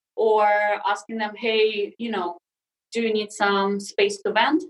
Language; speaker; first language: English; non-native, fluent; Russian